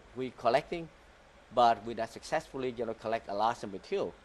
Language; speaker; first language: English; early bilingual, other home language; Vietnamese